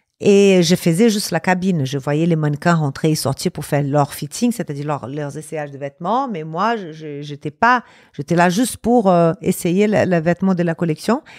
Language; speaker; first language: French; non-native, fluent; Portuguese